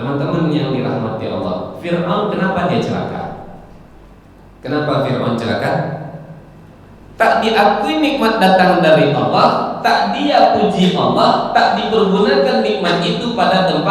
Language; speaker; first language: Malay; native; Malay